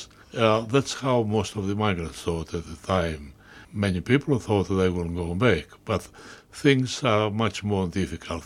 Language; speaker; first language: English; non-native, fluent; Greek